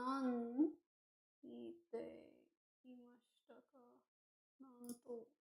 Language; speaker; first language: Japanese; non-native, learner; English